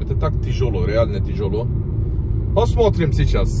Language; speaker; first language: Russian; non-native, learner; Turkish